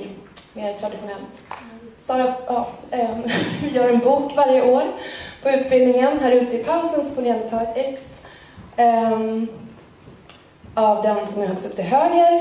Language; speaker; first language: Swedish; native; Swedish